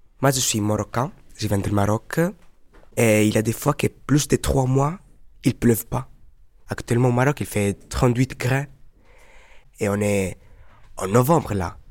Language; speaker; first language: French; non-native, learner; Arabic